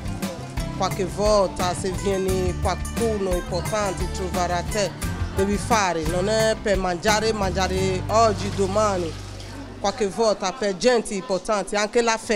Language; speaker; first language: Italian; non-native, learner; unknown